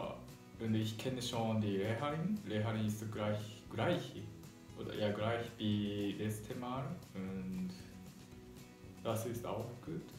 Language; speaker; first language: German; non-native, learner; Japanese